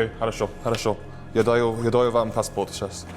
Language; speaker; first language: Russian; non-native, learner; English